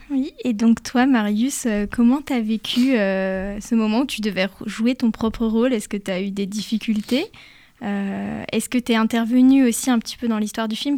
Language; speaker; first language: French; native; French